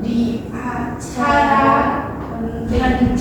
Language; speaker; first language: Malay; non-native, learner; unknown